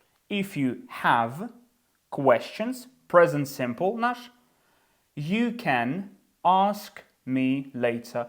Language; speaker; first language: English; non-native, fluent; Ukrainian